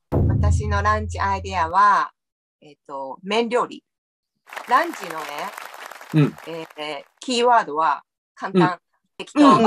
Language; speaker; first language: Japanese; native; Japanese